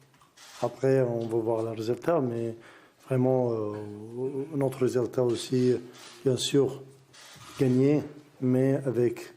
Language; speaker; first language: French; non-native, learner; Arabic